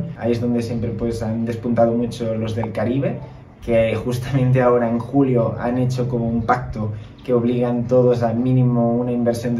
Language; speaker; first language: Spanish; native; Spanish